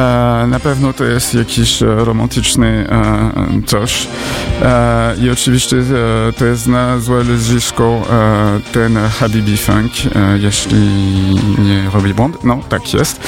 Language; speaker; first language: Polish; non-native, learner; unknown